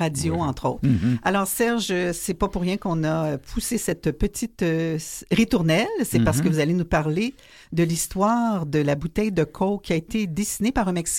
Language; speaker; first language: French; native; French